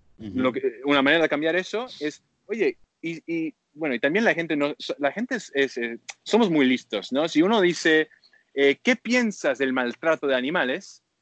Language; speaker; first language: Spanish; early bilingual, heritage; Spanish